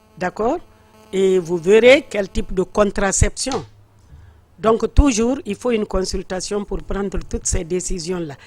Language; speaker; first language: French; non-native, local second language; Fula